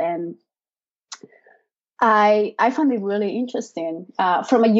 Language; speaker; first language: English; non-native, fluent; Spanish